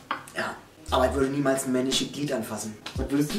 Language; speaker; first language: German; native; German